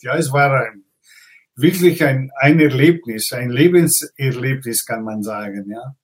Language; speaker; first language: German; non-native, fluent; Italian